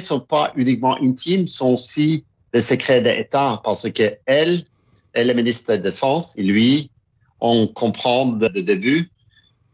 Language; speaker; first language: French; non-native, fluent; Norwegian